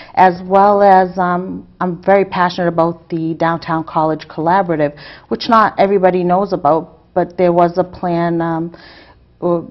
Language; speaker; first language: English; native; English